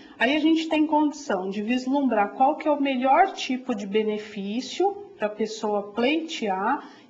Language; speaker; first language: Portuguese; native; Portuguese